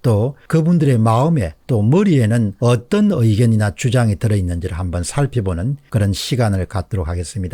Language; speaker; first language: Korean; native; Korean